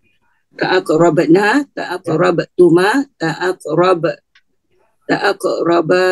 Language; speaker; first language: Arabic; non-native, learner; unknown